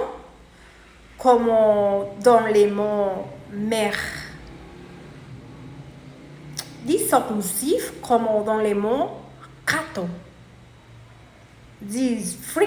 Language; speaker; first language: French; non-native, learner; Spanish